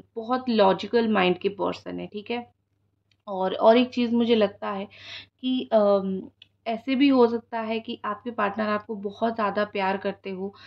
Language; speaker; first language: Hindi; non-native, local second language; Odia